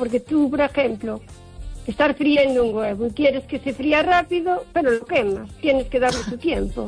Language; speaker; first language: Spanish; non-native, local second language; Galician